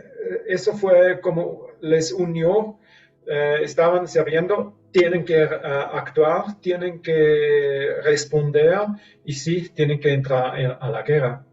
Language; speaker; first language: Spanish; non-native, fluent; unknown